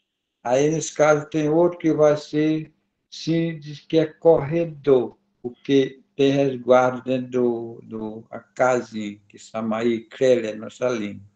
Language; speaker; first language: Portuguese; non-native, local second language; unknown